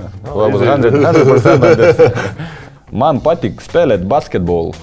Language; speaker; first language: English; non-native, fluent; Lithuanian